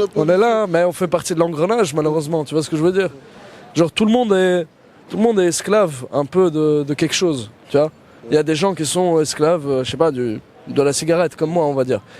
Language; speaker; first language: French; early bilingual, other home language; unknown